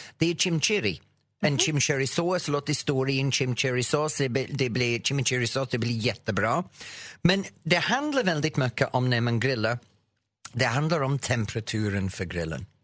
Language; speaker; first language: Swedish; non-native, fluent; English